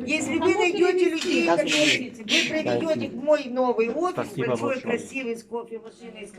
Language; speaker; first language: Russian; native; Russian